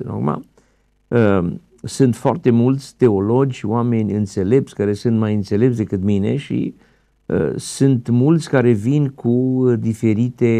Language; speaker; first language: Romanian; native; Romanian